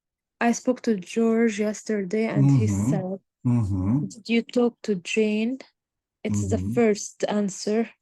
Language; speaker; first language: English; non-native, learner; Arabic